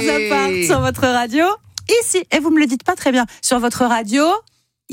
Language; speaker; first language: French; native; French